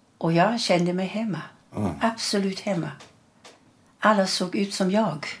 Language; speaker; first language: Swedish; early bilingual, other home language; German